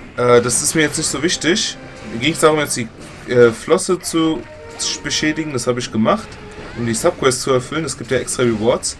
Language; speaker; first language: German; native; German